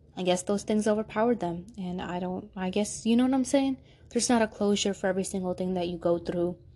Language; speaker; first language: English; native; English